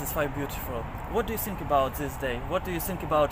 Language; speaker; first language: English; non-native, learner; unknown